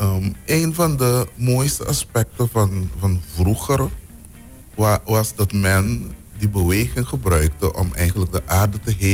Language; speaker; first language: Dutch; non-native, local second language; Papiamento